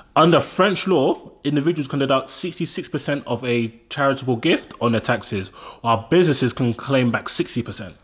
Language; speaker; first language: English; native; English